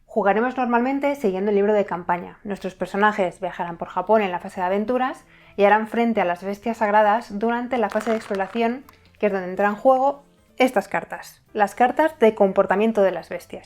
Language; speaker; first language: Spanish; native; Spanish